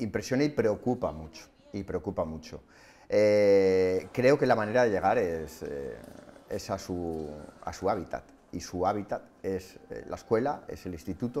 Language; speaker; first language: Spanish; native; Spanish